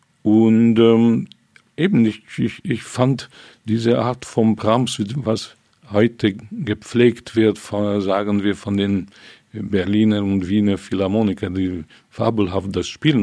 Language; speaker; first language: German; non-native, fluent; Hungarian